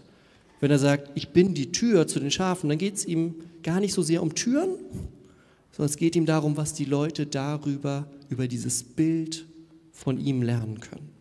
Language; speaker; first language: German; native; German